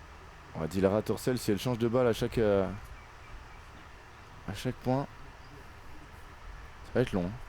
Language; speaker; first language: French; native; French